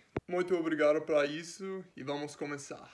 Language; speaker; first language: Portuguese; non-native, fluent; English